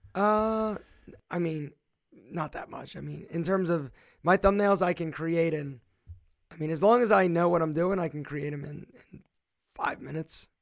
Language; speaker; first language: English; native; English